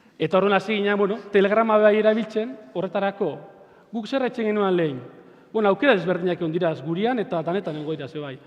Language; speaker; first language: Basque; native; Basque